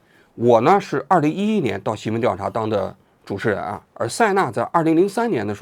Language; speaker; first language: Chinese; native; Chinese